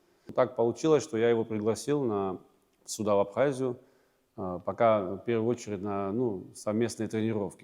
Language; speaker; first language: Russian; native; Russian